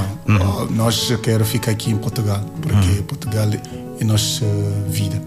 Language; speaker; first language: Portuguese; non-native, learner; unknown